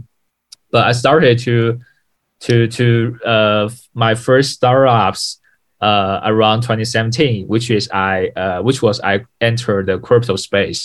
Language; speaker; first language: English; non-native, fluent; Chinese